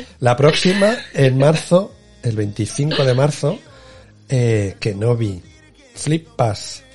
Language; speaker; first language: Spanish; native; Spanish